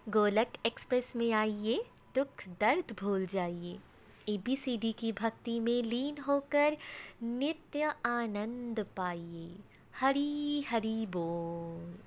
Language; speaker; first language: Hindi; non-native, local second language; Bangla